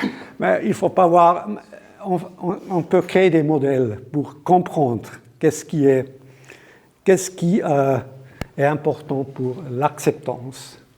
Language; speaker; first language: French; non-native, local second language; German